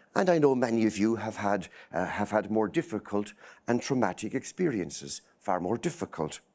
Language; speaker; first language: English; native; English